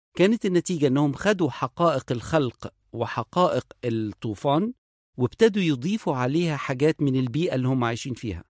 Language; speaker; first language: Egyptian Arabic; native; Egyptian Arabic